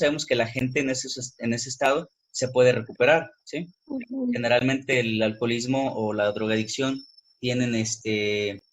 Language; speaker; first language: Spanish; native; Spanish